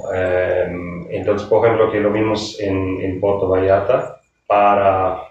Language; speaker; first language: Spanish; non-native, fluent; German